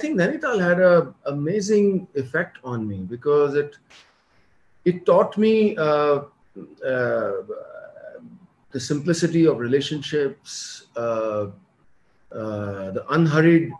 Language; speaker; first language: English; non-native, local second language; Hindi